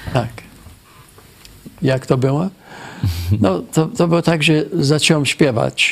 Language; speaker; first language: Polish; early bilingual, heritage; Polish